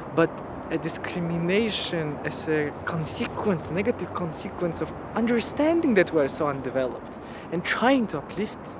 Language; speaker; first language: English; non-native, fluent; Russian